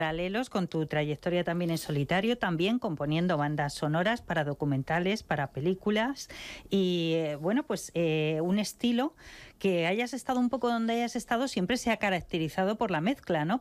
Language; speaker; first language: Spanish; native; Spanish